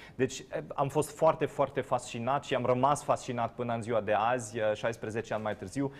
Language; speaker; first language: Romanian; non-native, fluent; German